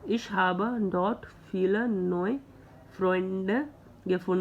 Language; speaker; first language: German; non-native, learner; Hindi